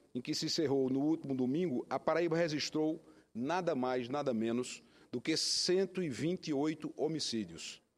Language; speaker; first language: Portuguese; native; Portuguese